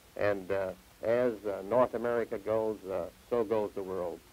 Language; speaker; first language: English; native; English